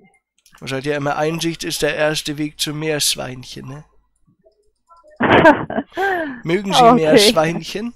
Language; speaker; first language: German; native; German